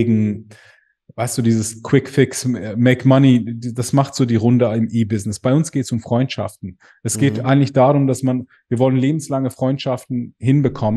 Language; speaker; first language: German; native; German